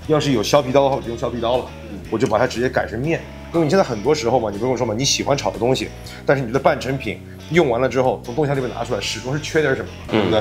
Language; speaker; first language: Chinese; native; Chinese